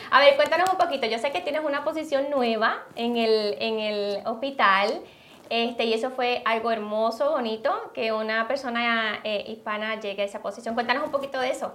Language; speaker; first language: Spanish; native; Spanish